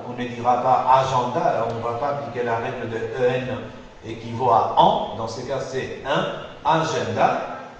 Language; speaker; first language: French; non-native, fluent; Spanish